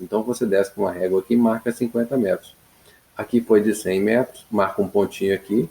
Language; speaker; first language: Portuguese; native; Portuguese